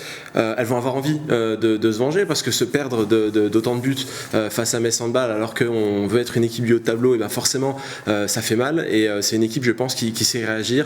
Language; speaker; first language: French; native; French